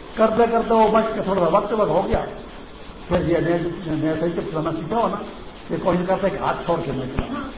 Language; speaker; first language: Urdu; non-native, local second language; Pashto